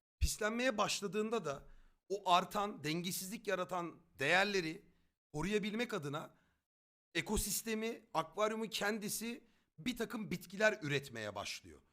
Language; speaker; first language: Turkish; native; Turkish